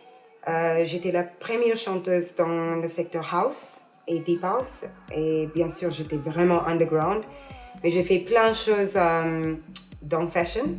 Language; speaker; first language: French; non-native, learner; English